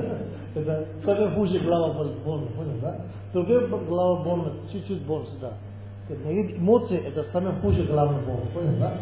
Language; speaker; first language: Russian; non-native, learner; Tibetan